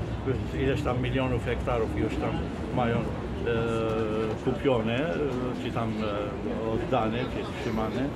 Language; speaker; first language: Polish; non-native, fluent; Arabic